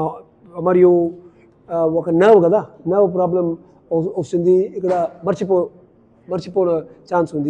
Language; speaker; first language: Telugu; non-native, learner; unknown